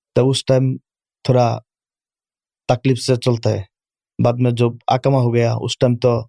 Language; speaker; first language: Urdu; non-native, learner; Bangla